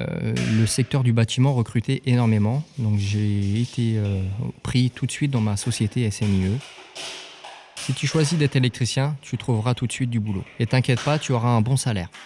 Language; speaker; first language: French; native; French